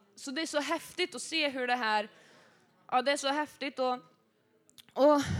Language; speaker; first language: Swedish; native; Swedish